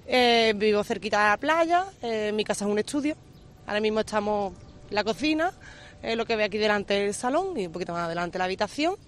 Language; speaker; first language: Spanish; native; Spanish